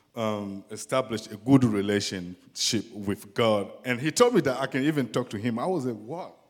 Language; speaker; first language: English; non-native, fluent; Dyula